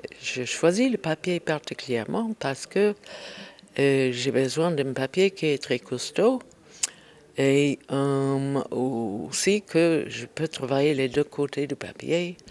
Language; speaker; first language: French; non-native, fluent; English